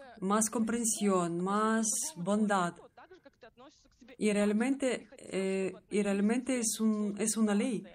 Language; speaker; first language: Spanish; non-native, learner; Russian